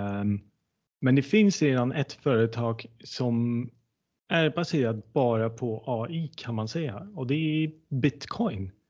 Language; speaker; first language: Swedish; non-native, fluent; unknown